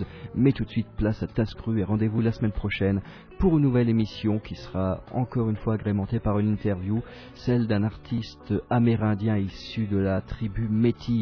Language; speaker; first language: French; native; French